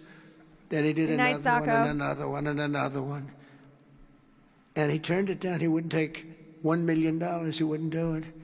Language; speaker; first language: English; native; English